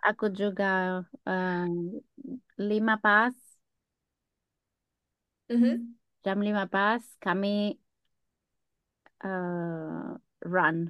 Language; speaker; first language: Indonesian; non-native, learner; English